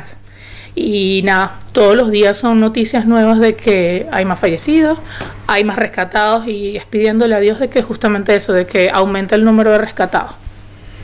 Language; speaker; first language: Spanish; native; Spanish